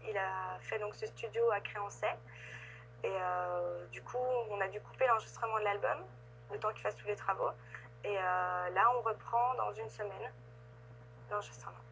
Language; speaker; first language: French; native; French